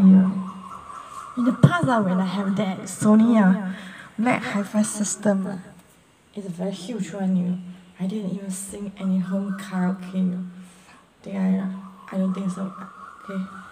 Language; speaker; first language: English; non-native, local second language; Chinese